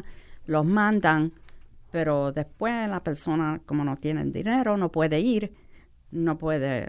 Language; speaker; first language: Spanish; non-native, fluent; English